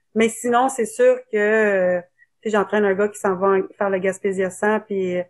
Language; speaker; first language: French; native; French